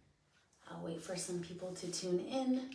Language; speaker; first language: English; native; English